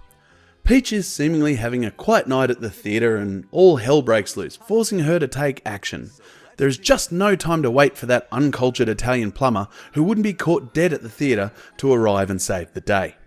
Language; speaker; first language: English; native; English